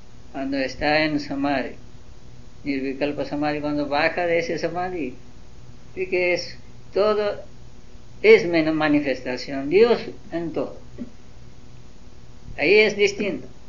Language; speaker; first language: Spanish; non-native, learner; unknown